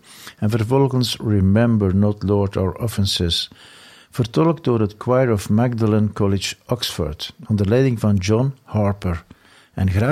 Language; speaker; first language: Dutch; native; Dutch